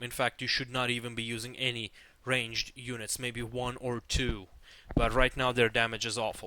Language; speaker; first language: English; non-native, fluent; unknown